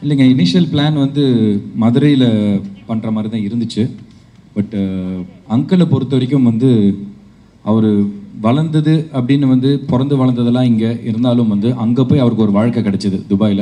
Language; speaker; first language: Tamil; native; Tamil